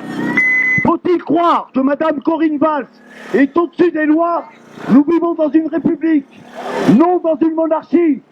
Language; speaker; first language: French; native; French